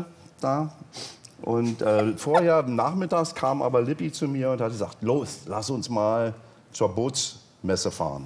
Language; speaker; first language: German; native; German